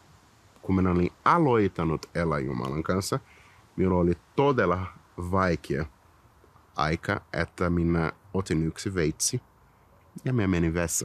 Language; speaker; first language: Finnish; non-native, fluent; Portuguese